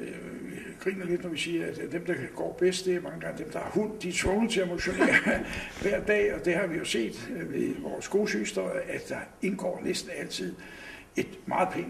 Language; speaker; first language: Danish; native; Danish